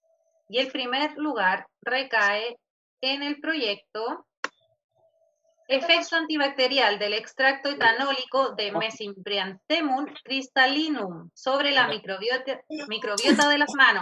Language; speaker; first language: Spanish; native; Spanish